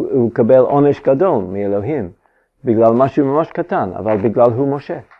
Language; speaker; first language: Hebrew; non-native, fluent; English